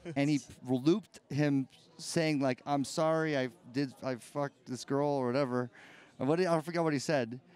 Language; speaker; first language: English; native; English